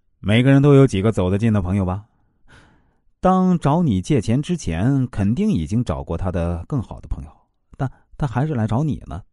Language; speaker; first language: Chinese; native; Chinese